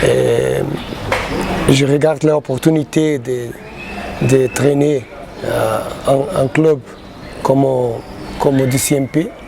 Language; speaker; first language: French; non-native, learner; Portuguese